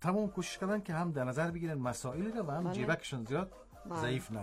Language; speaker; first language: Persian; native; Persian